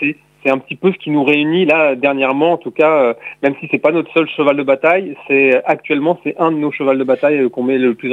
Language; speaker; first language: French; native; French